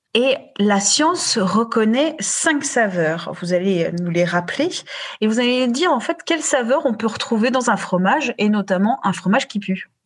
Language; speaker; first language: French; native; French